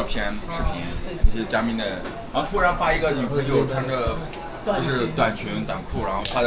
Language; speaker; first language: Chinese; non-native, fluent; Amharic